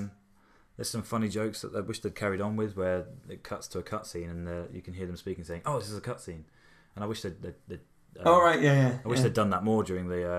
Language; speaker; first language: English; native; English